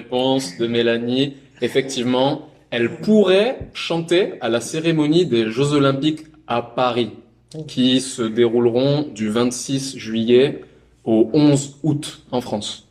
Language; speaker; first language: French; native; French